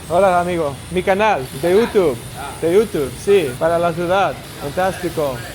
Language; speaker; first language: Spanish; non-native, learner; English